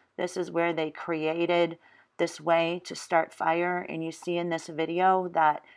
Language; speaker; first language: English; native; English